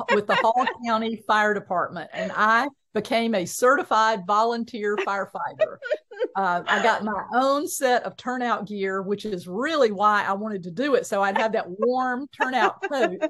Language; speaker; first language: English; native; English